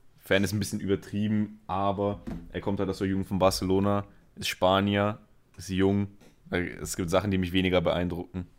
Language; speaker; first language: German; early bilingual, other home language; Spanish